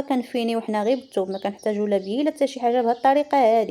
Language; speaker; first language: Arabic; native; Arabic